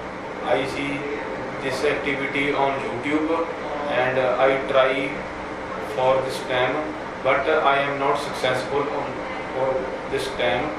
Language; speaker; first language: English; non-native, learner; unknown